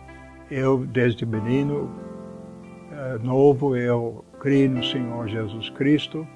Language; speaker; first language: Portuguese; non-native, fluent; English